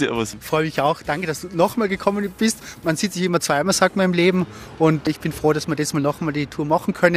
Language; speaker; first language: German; native; German